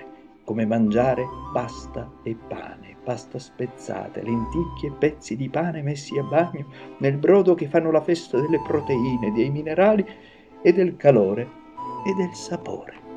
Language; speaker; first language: Italian; native; Italian